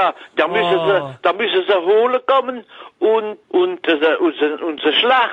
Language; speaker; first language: German; non-native, learner; French